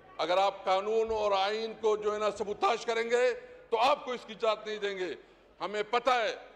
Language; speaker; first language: Urdu; non-native, local second language; Pashto